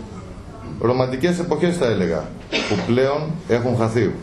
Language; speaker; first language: Greek; native; Greek